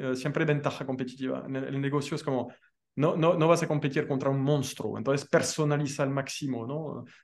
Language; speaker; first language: Spanish; non-native, fluent; French